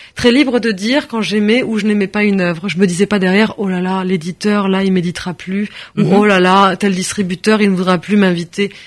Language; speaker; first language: French; native; French